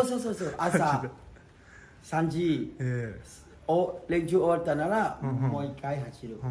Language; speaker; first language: Japanese; non-native, learner; Thai